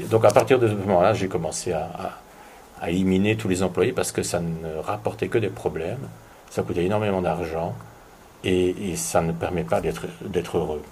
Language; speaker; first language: French; native; French